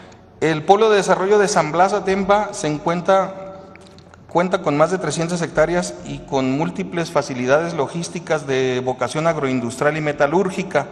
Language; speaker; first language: Spanish; native; Spanish